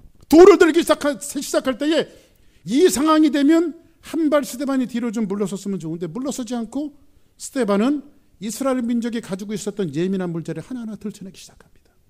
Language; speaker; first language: Korean; native; Korean